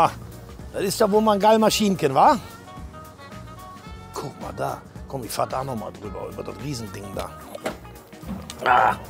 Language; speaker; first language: German; native; German